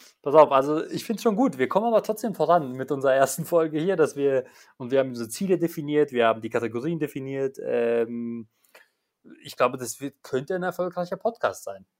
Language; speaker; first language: German; early bilingual, other home language; Polish